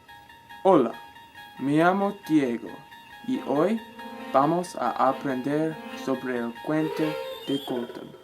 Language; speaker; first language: Spanish; non-native, learner; English